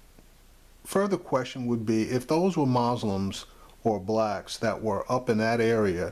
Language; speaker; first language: English; native; English